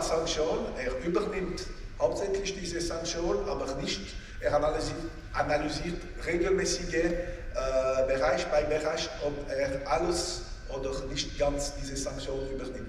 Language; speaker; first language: German; non-native, local second language; French